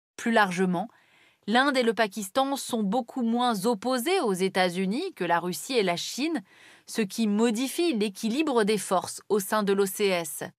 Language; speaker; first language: French; native; French